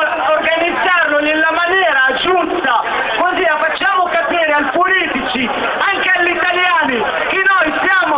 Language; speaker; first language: Italian; non-native, fluent; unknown